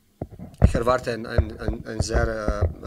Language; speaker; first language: German; non-native, fluent; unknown